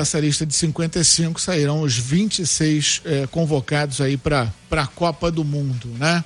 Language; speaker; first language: Portuguese; native; Portuguese